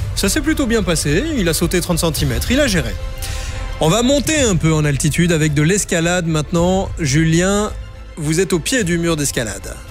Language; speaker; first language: French; native; French